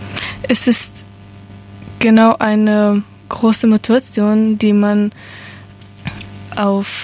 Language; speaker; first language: German; non-native, learner; Persian